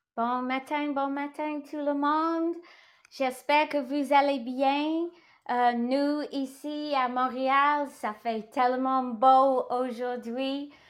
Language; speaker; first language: French; non-native, learner; English